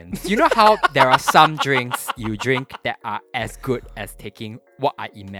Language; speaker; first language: English; native; English